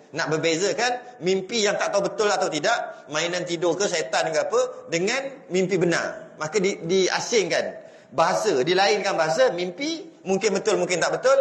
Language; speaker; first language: Malay; native; Malay